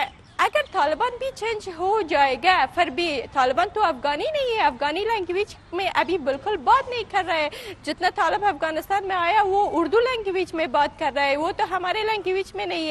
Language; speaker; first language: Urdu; non-native, learner; Pashto